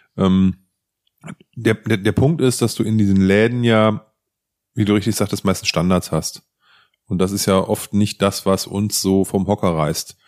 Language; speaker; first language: German; native; German